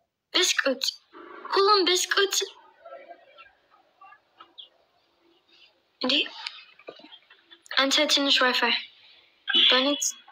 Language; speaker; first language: Amharic; non-native, learner; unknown